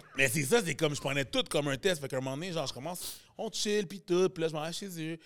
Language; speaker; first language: French; native; French